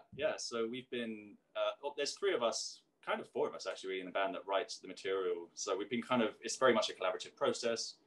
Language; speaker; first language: English; native; English